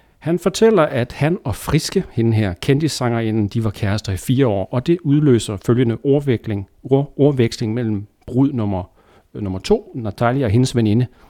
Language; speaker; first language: Danish; native; Danish